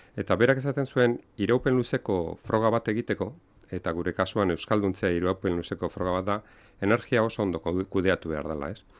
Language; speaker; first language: Basque; non-native, local second language; Spanish